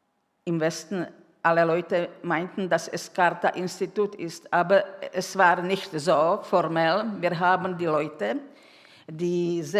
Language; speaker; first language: German; non-native, fluent; Czech